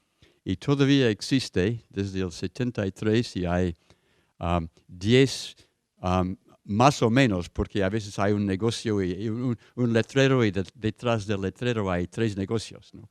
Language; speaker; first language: Spanish; non-native, fluent; English